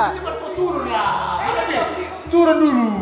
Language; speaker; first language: Indonesian; native; Indonesian